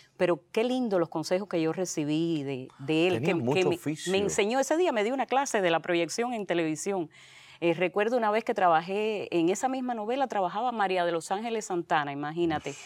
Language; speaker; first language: Spanish; native; Spanish